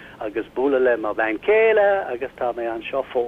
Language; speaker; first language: Irish; non-native, learner; English